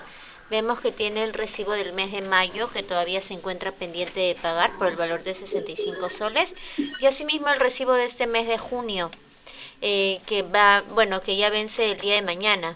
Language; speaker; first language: Spanish; native; Spanish